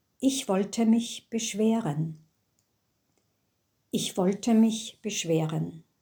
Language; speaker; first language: German; non-native, fluent; English